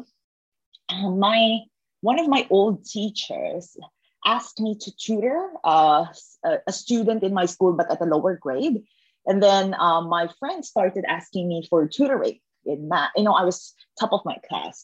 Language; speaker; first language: English; non-native, local second language; Filipino